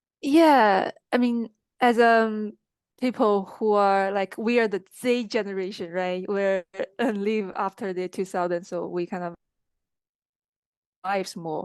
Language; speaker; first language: English; non-native, fluent; Chinese